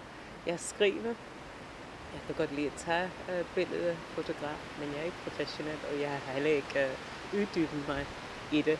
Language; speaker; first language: Danish; non-native, fluent; English